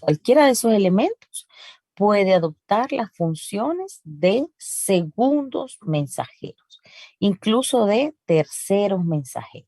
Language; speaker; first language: Spanish; native; Spanish